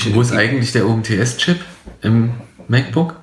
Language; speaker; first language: German; native; German